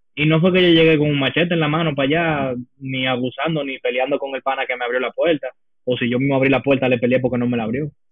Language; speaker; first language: Spanish; early bilingual, heritage; Spanish